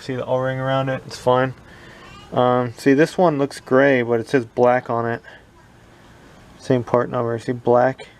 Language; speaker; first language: English; native; English